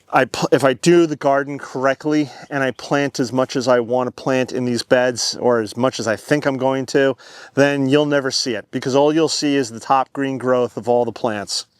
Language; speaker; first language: English; native; English